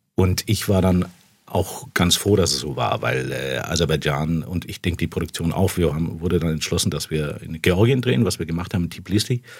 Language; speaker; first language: German; native; German